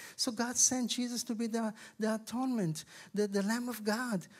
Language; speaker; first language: English; non-native, fluent; Hebrew